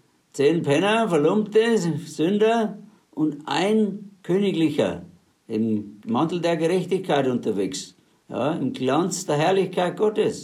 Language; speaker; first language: German; native; German